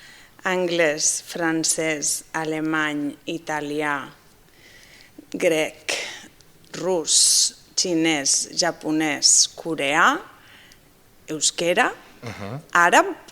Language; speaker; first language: Catalan; non-native, fluent; Basque